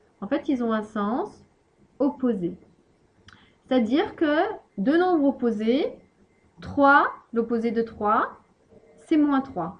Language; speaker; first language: French; native; French